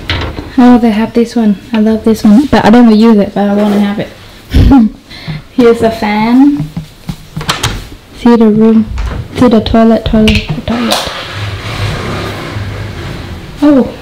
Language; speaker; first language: English; non-native, learner; Thai